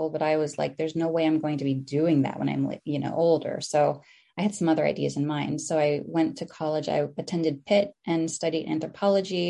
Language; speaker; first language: English; early bilingual, other home language; Filipino